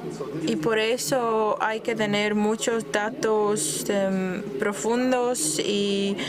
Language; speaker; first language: Spanish; non-native, fluent; German